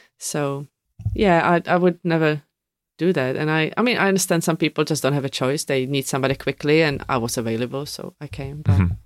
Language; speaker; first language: English; non-native, fluent; Czech